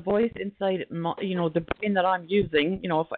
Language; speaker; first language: English; native; English